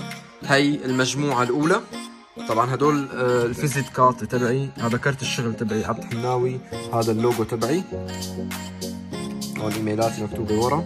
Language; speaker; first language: Arabic; native; Arabic